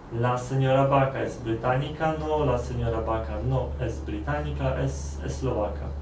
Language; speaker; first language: Spanish; non-native, learner; Polish